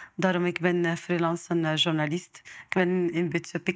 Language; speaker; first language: Dutch; non-native, learner; Arabic